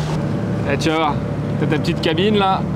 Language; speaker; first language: French; native; French